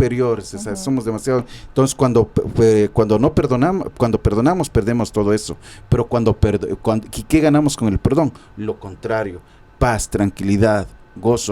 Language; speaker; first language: Spanish; native; Spanish